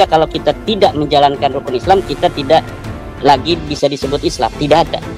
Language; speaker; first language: Indonesian; native; Indonesian